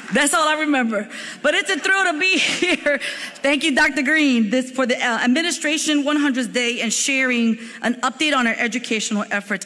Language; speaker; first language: English; native; English